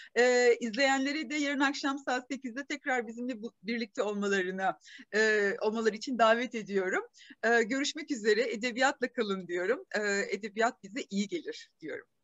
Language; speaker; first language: Turkish; native; Turkish